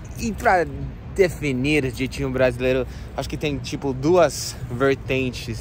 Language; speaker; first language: Portuguese; non-native, fluent; English